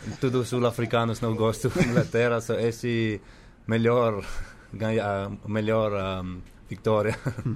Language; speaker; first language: Portuguese; non-native, learner; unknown